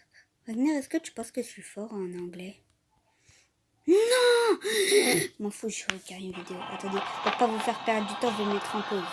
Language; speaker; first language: French; native; French